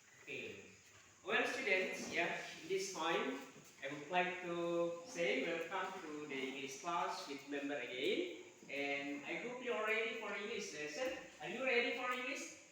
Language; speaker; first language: English; non-native, learner; Indonesian